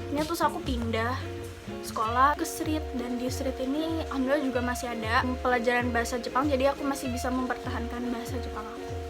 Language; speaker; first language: Indonesian; native; Indonesian